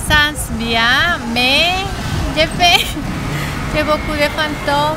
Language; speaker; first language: French; non-native, learner; Spanish